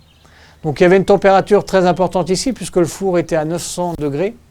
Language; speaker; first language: French; native; French